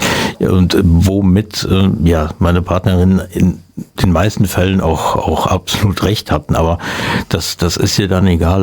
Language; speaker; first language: German; native; German